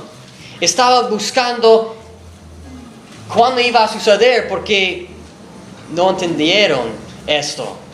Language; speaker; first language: Spanish; non-native, fluent; English